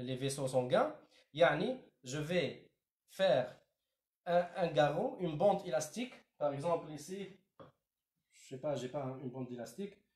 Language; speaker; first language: French; non-native, local second language; Arabic